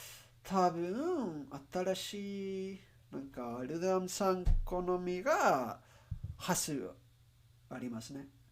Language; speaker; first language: Japanese; non-native, learner; English